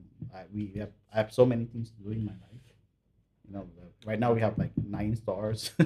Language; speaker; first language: English; non-native, fluent; Indonesian